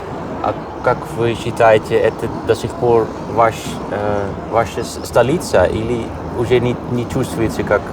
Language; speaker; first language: Russian; non-native, learner; Dutch